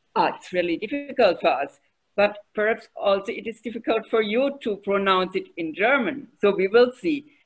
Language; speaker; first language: English; non-native, fluent; German